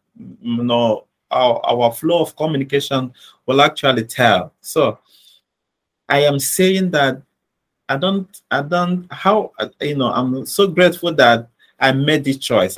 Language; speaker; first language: English; non-native, local second language; Igbo